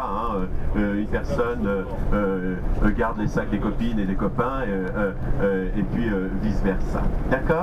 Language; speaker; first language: French; native; French